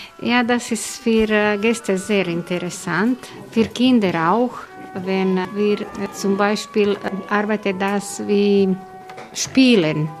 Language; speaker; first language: German; non-native, learner; Croatian